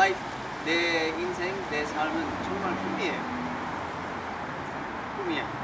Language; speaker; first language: Korean; early bilingual, heritage; English